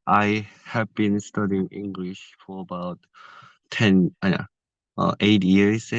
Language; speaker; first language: English; non-native, learner; Korean